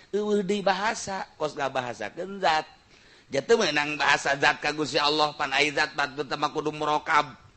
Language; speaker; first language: Sundanese; native; Sundanese